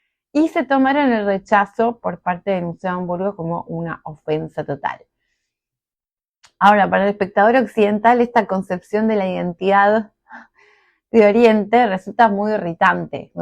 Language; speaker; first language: Spanish; native; Spanish